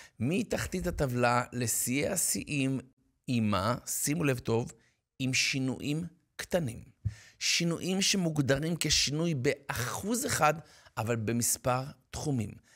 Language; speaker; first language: Hebrew; native; Hebrew